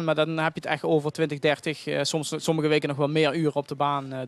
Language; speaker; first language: Dutch; native; Dutch